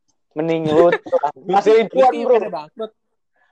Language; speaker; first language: Indonesian; native; Indonesian